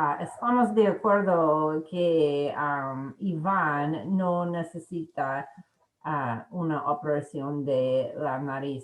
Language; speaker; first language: Spanish; non-native, learner; English